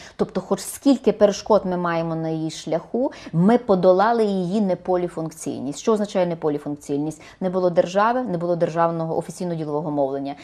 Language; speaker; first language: Ukrainian; native; Ukrainian